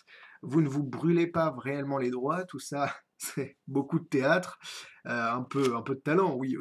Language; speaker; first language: French; native; French